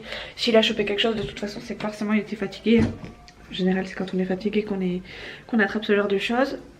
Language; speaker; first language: French; native; French